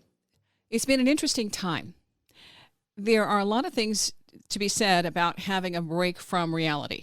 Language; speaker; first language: English; native; English